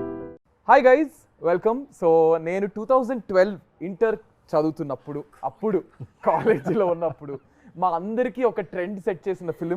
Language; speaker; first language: Telugu; native; Telugu